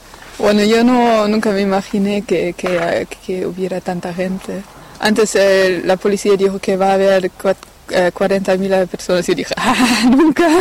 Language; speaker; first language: Spanish; non-native, fluent; French